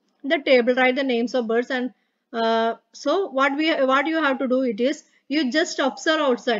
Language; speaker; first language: English; non-native, local second language; Malayalam